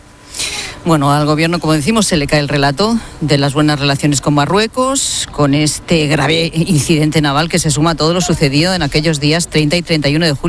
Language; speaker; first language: Spanish; native; Spanish